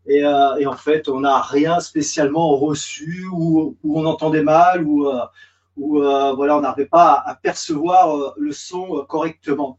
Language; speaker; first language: French; native; French